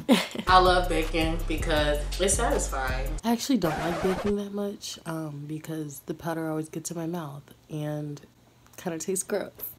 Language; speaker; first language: English; native; English